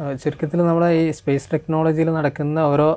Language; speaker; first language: Malayalam; native; Malayalam